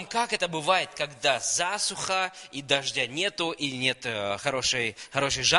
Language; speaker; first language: Russian; native; Russian